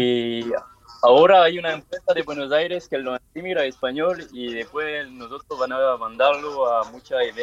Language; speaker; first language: Spanish; non-native, learner; French